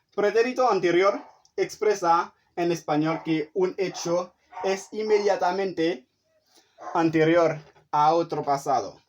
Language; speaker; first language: Spanish; non-native, fluent; Haitian Creole